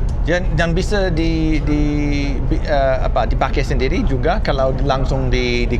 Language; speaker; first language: Indonesian; non-native, fluent; English